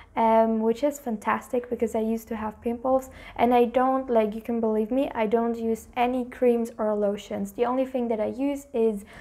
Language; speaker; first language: English; non-native, fluent; German